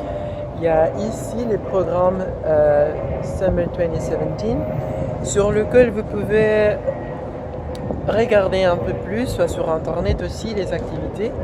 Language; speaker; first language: French; non-native, fluent; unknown